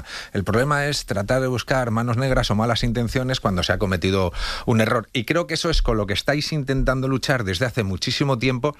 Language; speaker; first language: Spanish; native; Spanish